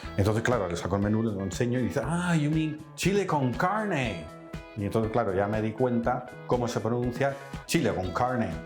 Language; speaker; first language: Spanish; non-native, fluent; Dutch